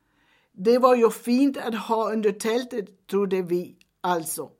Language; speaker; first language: Swedish; early bilingual, heritage; Swedish